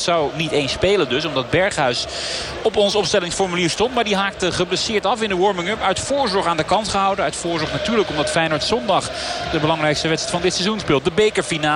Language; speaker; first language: Dutch; native; Dutch